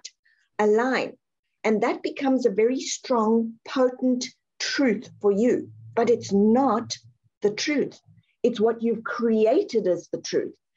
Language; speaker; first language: English; native; English